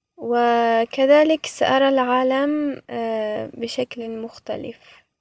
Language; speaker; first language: Arabic; non-native, fluent; Persian